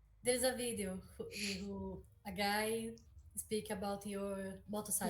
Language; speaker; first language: English; non-native, learner; Portuguese